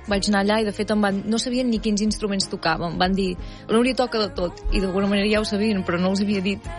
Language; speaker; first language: Catalan; native; Catalan